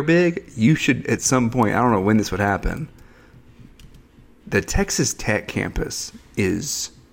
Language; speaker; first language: English; native; English